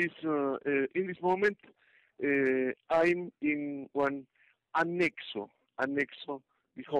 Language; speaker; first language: English; non-native, learner; Spanish